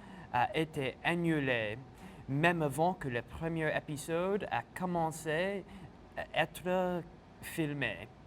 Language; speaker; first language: French; non-native, local second language; English